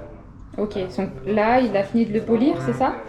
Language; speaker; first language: French; native; French